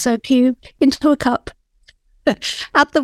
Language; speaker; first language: English; native; English